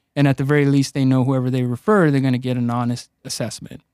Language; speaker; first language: English; early bilingual, other home language; Spanish